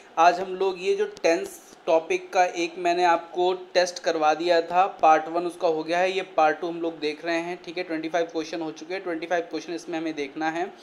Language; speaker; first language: Hindi; native; Hindi